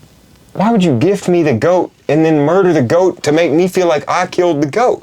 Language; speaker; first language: English; native; English